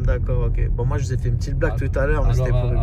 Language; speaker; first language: French; early bilingual, other home language; Arabic